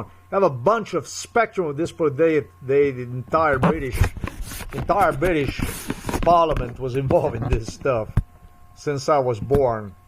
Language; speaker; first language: English; non-native, fluent; Slovenian